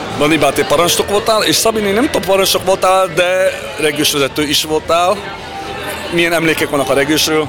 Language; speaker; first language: Hungarian; early bilingual, heritage; Hungarian